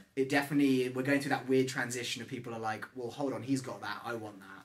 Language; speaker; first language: English; native; English